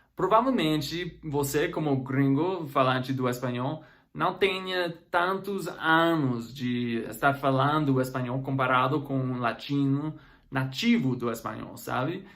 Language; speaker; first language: Portuguese; non-native, fluent; English